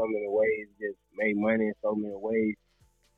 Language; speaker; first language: English; native; English